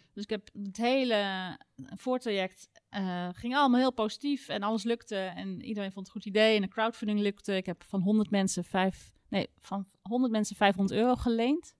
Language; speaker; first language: Dutch; native; Dutch